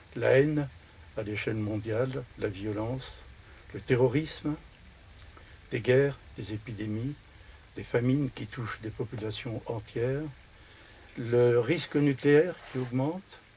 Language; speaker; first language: French; native; French